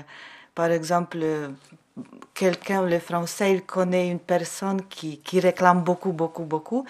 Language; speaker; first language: French; non-native, learner; Ukrainian